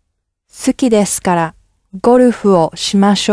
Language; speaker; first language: Japanese; non-native, learner; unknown